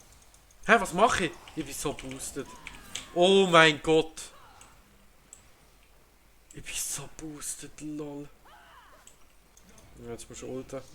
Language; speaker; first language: German; native; German